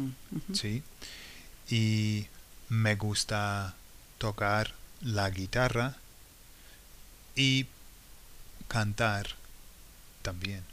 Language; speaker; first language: Spanish; non-native, fluent; English